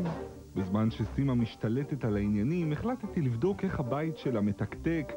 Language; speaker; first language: Hebrew; native; Hebrew